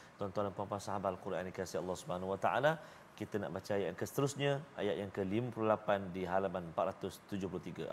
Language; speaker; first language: Malay; native; Malay